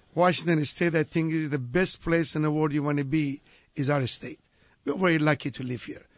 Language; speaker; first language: English; non-native, fluent; Italian